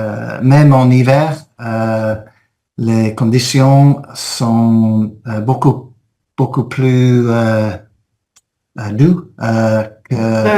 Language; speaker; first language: French; non-native, fluent; English